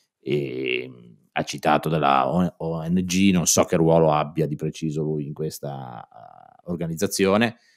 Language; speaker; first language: Italian; native; Italian